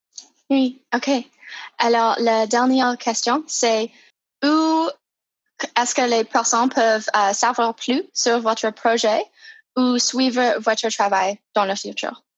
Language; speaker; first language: French; non-native, fluent; English